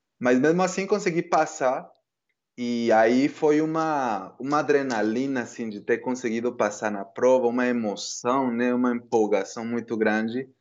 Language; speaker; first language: Portuguese; non-native, fluent; Spanish